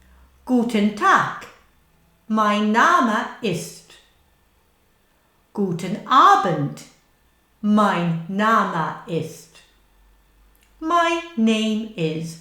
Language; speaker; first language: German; non-native, fluent; English